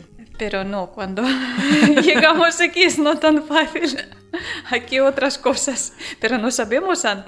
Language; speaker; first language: Spanish; non-native, learner; Ukrainian